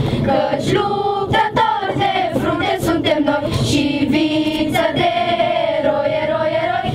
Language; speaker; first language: Romanian; native; Romanian